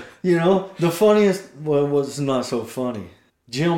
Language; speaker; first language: English; native; English